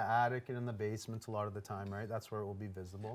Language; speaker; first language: English; native; English